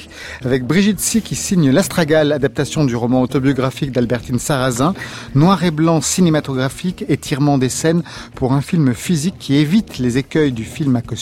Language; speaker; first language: French; native; French